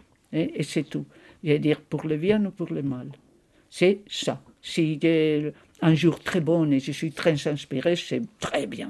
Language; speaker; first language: French; non-native, fluent; Spanish